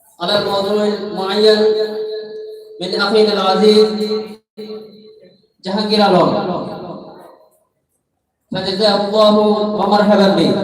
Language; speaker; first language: Arabic; non-native, learner; Bangla